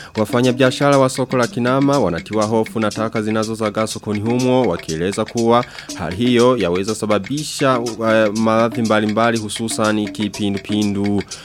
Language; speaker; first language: Swahili; non-native, local second language; Rundi